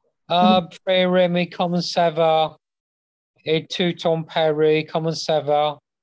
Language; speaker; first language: French; non-native, learner; English